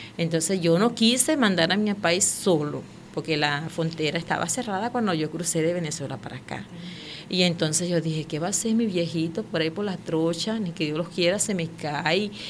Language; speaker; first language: Spanish; non-native, local second language; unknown